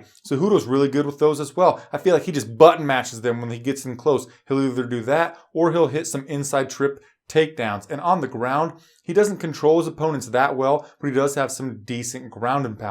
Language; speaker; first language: English; native; English